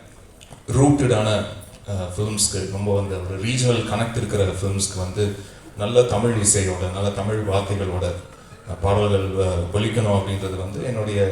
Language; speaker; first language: Tamil; native; Tamil